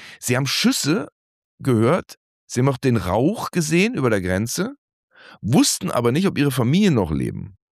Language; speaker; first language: German; native; German